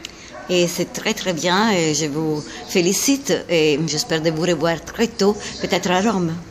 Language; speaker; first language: French; non-native, fluent; Italian